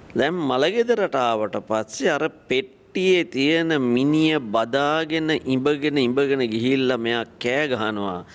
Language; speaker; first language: Sinhala; native; Sinhala